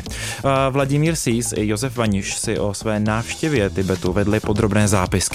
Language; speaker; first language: Czech; native; Czech